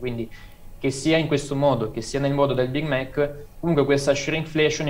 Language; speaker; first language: Italian; native; Italian